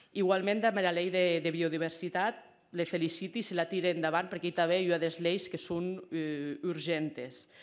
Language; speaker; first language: Catalan; native; Catalan